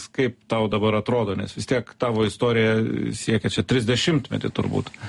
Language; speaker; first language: Lithuanian; native; Lithuanian